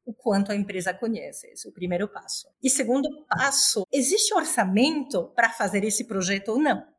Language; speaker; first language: Portuguese; non-native, fluent; Spanish